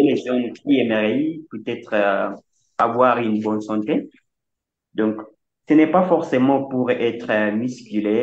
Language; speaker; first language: French; non-native, fluent; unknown